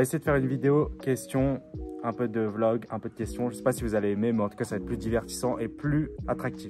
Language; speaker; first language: French; early bilingual, other home language; Turkish